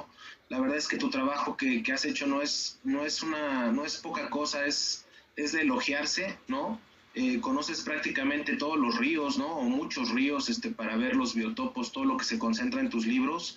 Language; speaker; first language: Spanish; native; Spanish